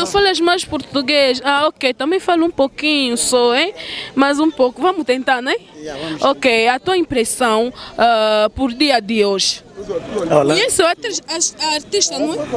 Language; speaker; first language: Portuguese; non-native, learner; French